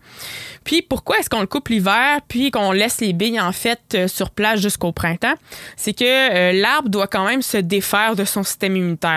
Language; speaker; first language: French; native; French